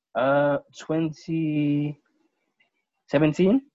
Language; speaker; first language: English; native; English